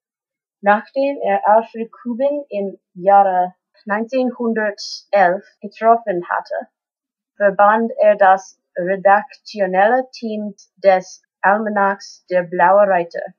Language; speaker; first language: German; non-native, learner; English